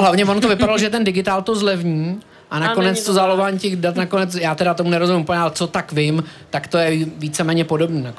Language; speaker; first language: Czech; native; Czech